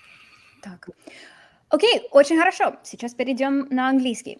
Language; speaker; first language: Russian; non-native, fluent; English